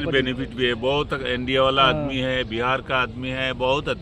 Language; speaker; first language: Hindi; non-native, learner; Bangla